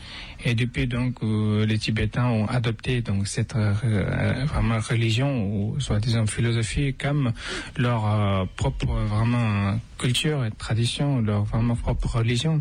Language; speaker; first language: French; non-native, fluent; Tibetan